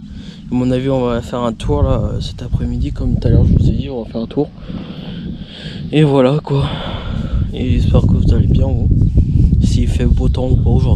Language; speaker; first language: French; native; French